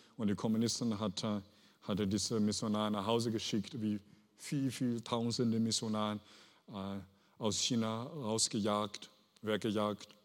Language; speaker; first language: German; non-native, fluent; Chinese